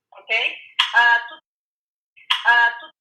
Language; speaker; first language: French; non-native, learner; Spanish